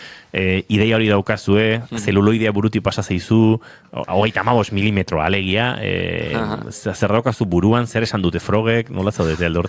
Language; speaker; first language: Basque; native; Basque